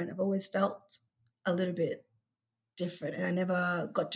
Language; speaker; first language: English; early bilingual, other home language; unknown